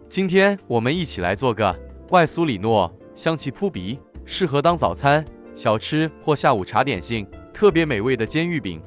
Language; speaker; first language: Chinese; native; Chinese